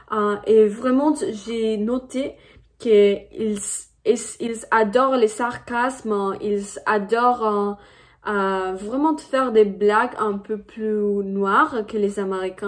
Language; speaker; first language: French; non-native, fluent; Spanish